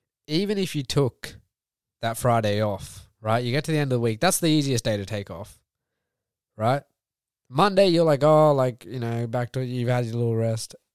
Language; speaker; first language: English; early bilingual, other home language; Punjabi